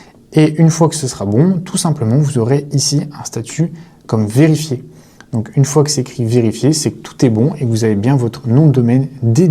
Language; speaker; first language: French; native; French